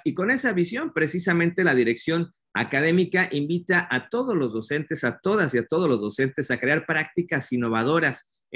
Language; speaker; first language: Spanish; native; Spanish